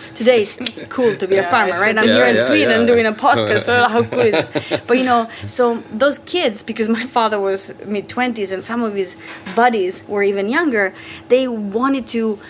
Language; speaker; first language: English; non-native, fluent; Italian